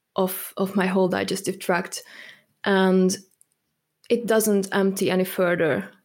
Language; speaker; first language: English; non-native, fluent; Hungarian